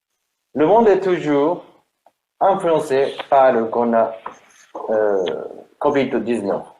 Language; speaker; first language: French; non-native, learner; Japanese